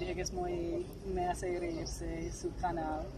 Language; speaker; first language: Spanish; non-native, fluent; English